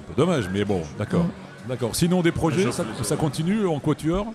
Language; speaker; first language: French; native; French